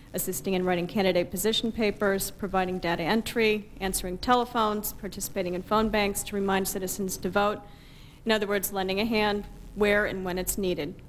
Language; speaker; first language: English; native; English